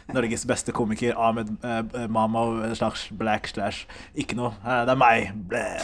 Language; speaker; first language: Norwegian; early bilingual, other home language; Somali